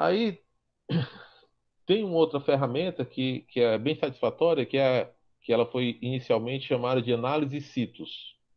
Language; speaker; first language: Portuguese; native; Portuguese